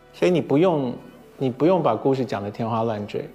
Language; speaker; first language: Chinese; native; Chinese